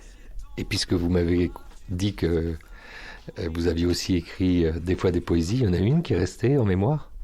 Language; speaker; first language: French; native; French